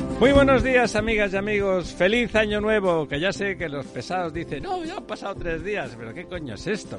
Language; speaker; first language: Spanish; native; Spanish